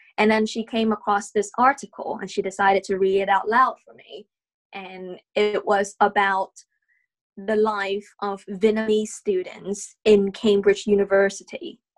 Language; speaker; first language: English; non-native, fluent; Vietnamese